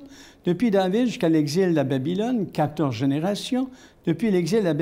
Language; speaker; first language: French; native; French